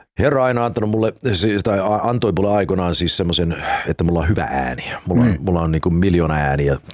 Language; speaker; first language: Finnish; early bilingual, heritage; Finnish